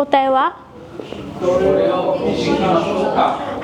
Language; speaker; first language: Japanese; non-native, fluent; Bangla